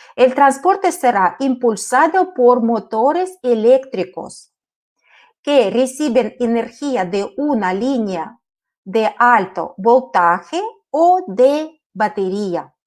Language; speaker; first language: Spanish; non-native, fluent; Russian